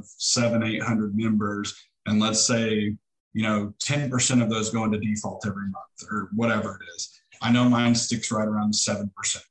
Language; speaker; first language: English; native; English